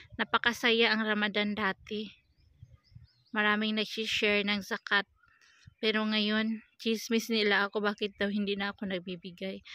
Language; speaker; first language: Filipino; native; Filipino